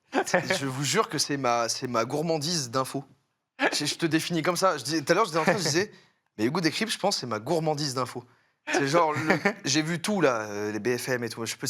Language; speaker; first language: French; native; French